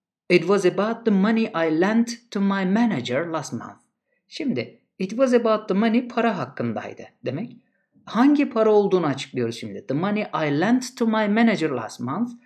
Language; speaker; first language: English; non-native, fluent; Turkish